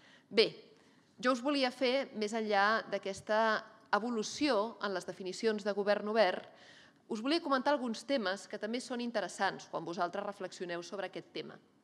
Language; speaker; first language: Catalan; native; Catalan